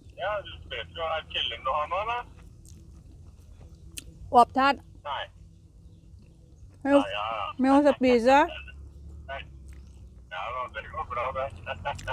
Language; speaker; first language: Norwegian; non-native, learner; Thai